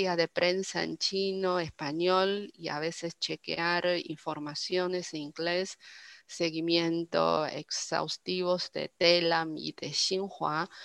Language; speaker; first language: Spanish; non-native, fluent; Chinese